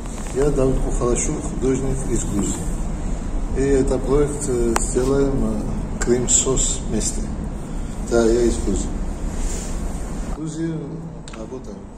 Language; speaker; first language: Russian; non-native, fluent; Georgian